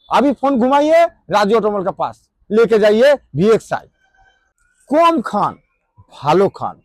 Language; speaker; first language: Hindi; non-native, local second language; Bangla